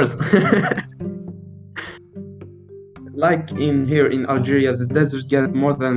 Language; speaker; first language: English; non-native, learner; Arabic